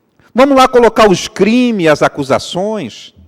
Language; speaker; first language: Portuguese; native; Portuguese